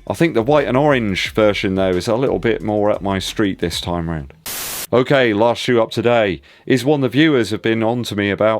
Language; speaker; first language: English; native; English